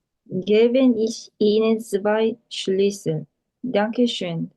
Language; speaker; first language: German; non-native, learner; Korean